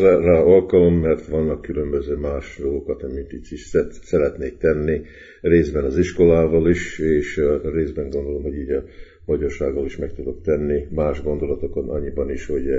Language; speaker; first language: Hungarian; early bilingual, heritage; Hungarian